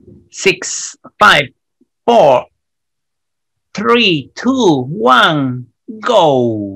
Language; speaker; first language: English; non-native, fluent; Spanish